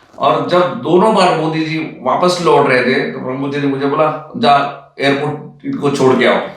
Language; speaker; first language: Hindi; non-native, local second language; Marathi